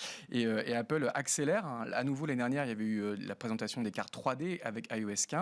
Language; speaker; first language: French; native; French